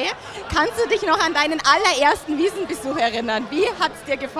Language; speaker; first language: German; native; German